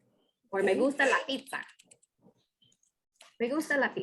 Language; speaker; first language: Spanish; non-native, fluent; English